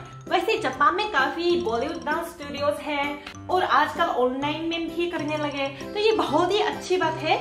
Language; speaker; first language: Hindi; non-native, fluent; Japanese